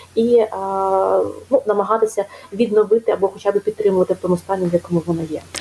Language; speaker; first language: Ukrainian; native; Ukrainian